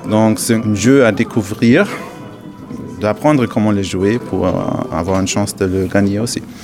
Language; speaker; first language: French; non-native, fluent; German